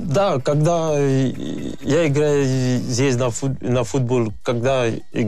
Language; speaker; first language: Russian; non-native, learner; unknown